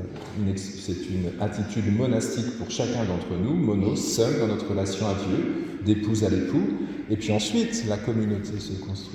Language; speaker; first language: French; native; French